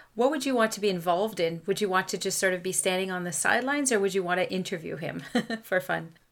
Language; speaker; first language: English; non-native, fluent; French